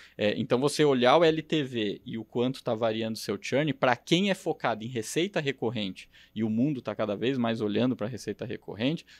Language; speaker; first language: Portuguese; native; Portuguese